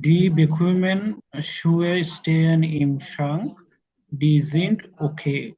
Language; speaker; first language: German; non-native, learner; Bangla